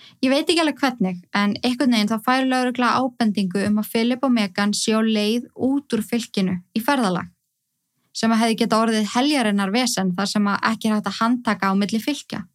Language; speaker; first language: Icelandic; native; Icelandic